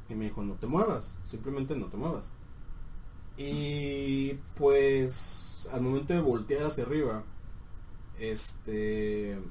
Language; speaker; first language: Spanish; native; Spanish